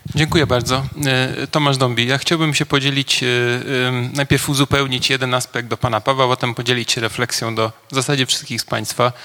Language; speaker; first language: Polish; non-native, fluent; Hungarian